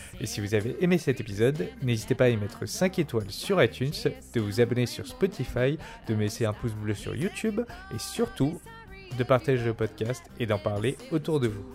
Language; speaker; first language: French; native; French